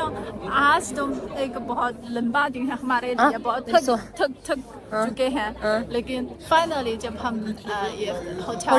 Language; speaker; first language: Hindi; non-native, learner; Chinese